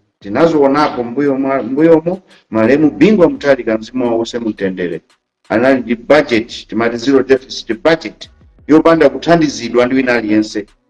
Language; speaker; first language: Nyanja; native; Nyanja